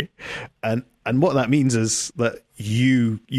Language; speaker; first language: English; native; English